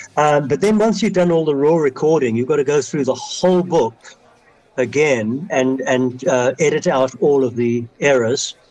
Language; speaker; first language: English; native; English